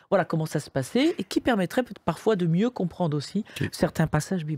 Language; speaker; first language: French; native; French